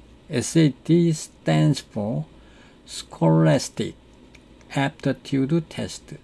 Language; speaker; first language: English; non-native, fluent; Korean